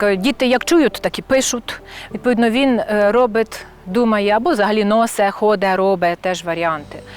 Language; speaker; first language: Ukrainian; native; Ukrainian